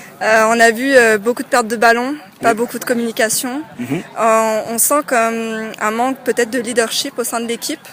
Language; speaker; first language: French; native; French